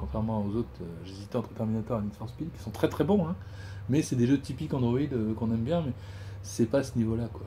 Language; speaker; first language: French; native; French